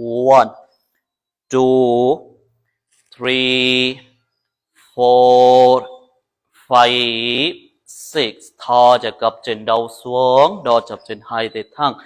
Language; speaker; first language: Vietnamese; non-native, learner; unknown